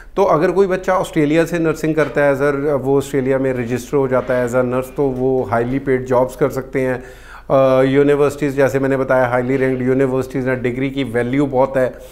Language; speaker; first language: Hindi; non-native, local second language; Punjabi